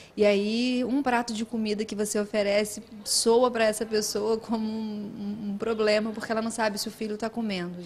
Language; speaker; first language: Portuguese; native; Portuguese